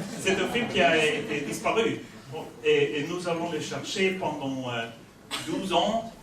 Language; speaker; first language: French; non-native, fluent; Swedish